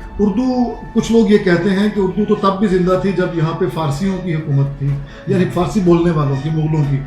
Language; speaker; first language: Urdu; non-native, local second language; Punjabi